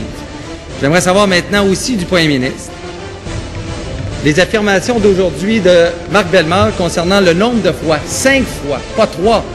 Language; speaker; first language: French; native; French